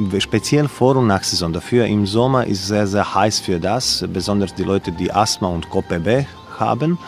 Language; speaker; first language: German; non-native, learner; Croatian